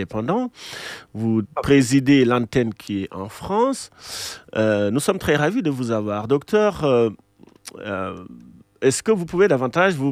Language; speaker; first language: French; non-native, local second language; Wolof